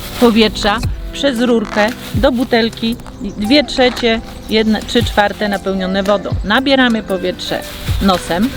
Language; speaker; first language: Polish; native; Polish